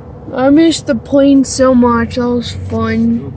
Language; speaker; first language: English; native; English